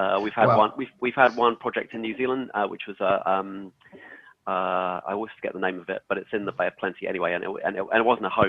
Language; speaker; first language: English; native; English